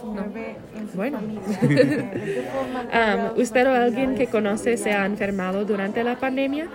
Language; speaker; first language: Spanish; non-native, fluent; English